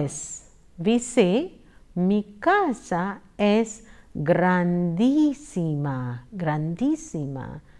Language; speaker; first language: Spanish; non-native, fluent; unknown